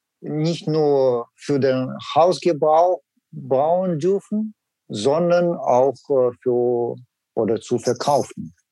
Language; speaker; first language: German; non-native, learner; Russian